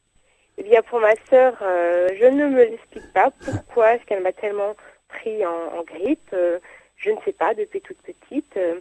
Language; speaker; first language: French; native; French